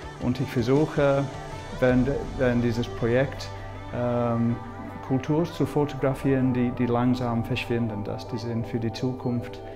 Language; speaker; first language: German; non-native, fluent; English